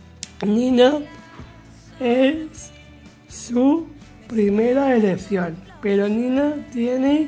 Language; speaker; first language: Spanish; native; Spanish